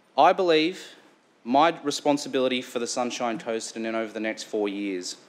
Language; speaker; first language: English; native; English